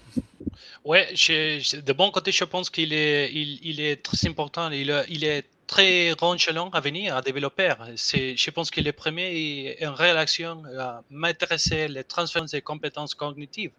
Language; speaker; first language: French; non-native, learner; Spanish